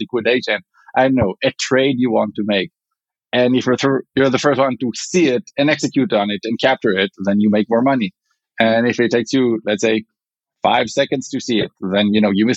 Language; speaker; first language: English; non-native, fluent; Hebrew